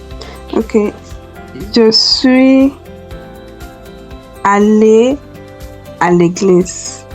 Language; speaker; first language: French; non-native, learner; English